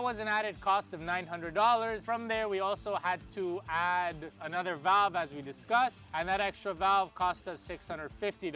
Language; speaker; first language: English; native; English